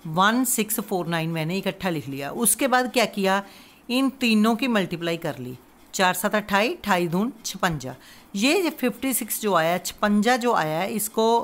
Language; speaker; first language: Hindi; non-native, local second language; Punjabi